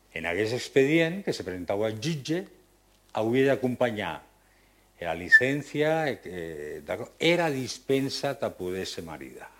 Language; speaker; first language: Catalan; non-native, local second language; Occitan